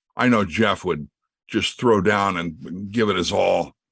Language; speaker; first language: English; native; English